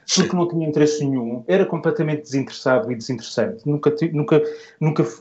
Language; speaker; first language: Portuguese; native; Portuguese